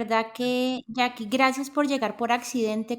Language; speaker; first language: Spanish; native; Spanish